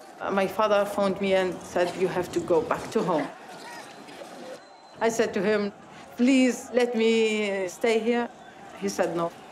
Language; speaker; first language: English; non-native, fluent; Arabic